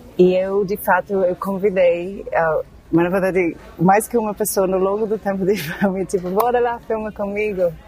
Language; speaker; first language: Portuguese; non-native, fluent; English